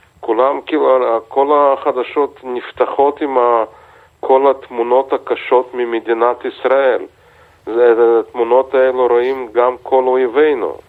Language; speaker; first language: Hebrew; non-native, fluent; Russian